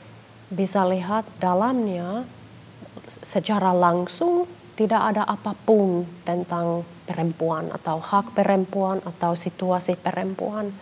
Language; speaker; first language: Indonesian; non-native, fluent; Finnish